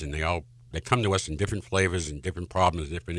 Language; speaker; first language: English; native; English